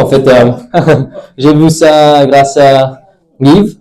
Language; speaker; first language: French; non-native, learner; Spanish